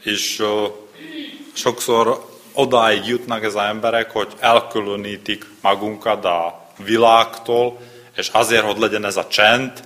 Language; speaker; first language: Hungarian; non-native, learner; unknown